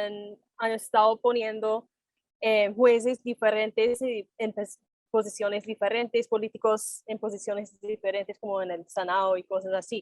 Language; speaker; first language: Spanish; non-native, fluent; English